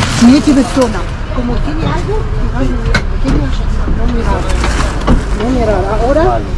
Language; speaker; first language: Spanish; non-native, learner; Arabic